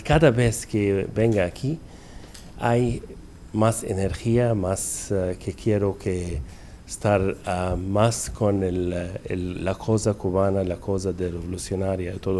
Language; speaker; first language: Spanish; non-native, learner; Arabic